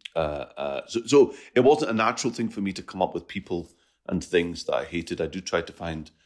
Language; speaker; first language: English; native; English